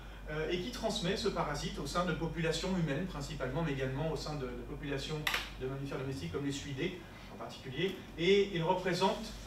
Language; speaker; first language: French; native; French